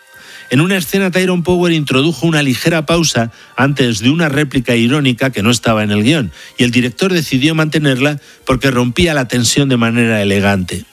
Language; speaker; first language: Spanish; native; Spanish